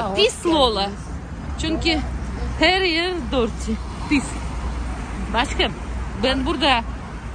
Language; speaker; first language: Turkish; non-native, learner; Russian